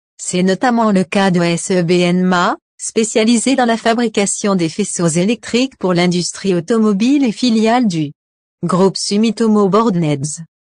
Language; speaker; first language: French; non-native, local second language; Arabic